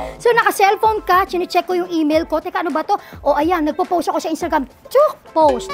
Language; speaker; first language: Filipino; native; Filipino